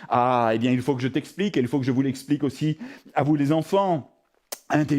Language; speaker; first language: French; native; French